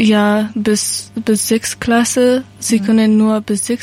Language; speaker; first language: German; non-native, learner; Persian